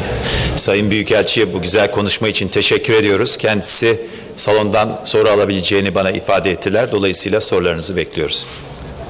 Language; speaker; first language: Turkish; native; Turkish